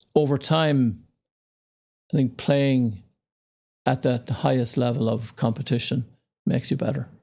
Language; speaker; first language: English; native; English